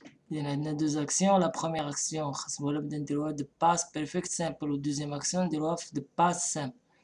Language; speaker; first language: French; non-native, local second language; Arabic